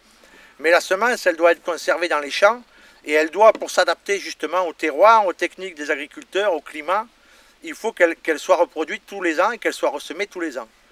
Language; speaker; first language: French; native; French